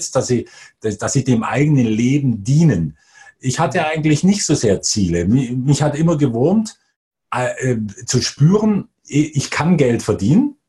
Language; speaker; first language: German; native; German